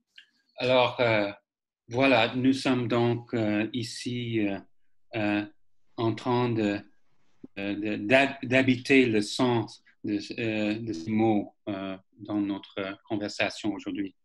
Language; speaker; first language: French; non-native, fluent; English